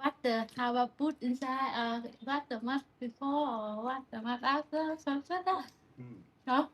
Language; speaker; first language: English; non-native, learner; Vietnamese